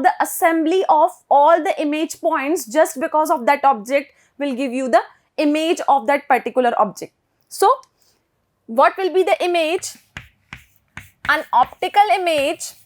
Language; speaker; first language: English; non-native, local second language; Hindi